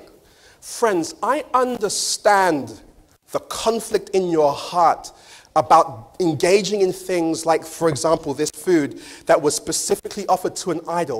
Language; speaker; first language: English; native; English